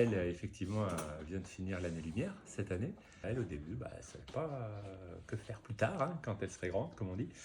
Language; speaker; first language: French; native; French